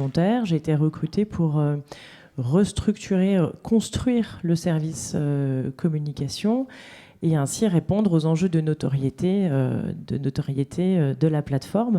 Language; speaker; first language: French; native; French